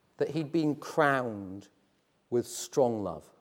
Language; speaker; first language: English; native; English